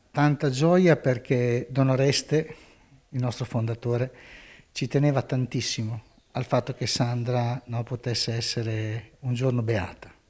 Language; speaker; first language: Italian; native; Italian